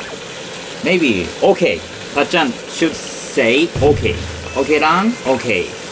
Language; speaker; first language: Filipino; non-native, learner; Japanese